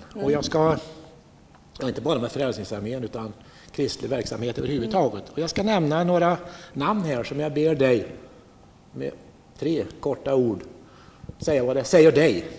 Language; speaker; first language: Swedish; native; Swedish